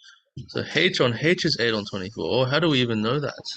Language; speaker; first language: English; native; English